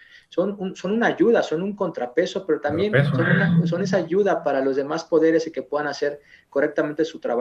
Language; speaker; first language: Spanish; native; Spanish